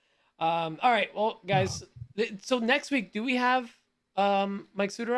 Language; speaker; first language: English; native; English